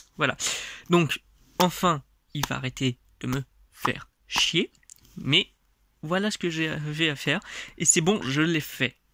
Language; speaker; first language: French; non-native, fluent; Russian